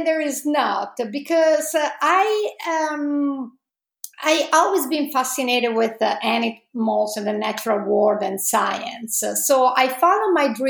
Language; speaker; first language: English; non-native, fluent; Italian